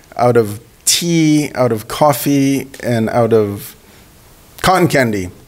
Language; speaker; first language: English; native; English